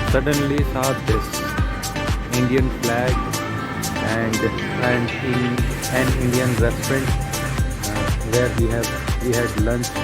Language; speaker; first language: English; non-native, learner; Hindi